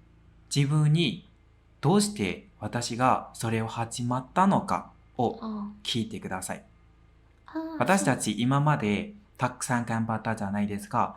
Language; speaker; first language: Japanese; non-native, fluent; Burmese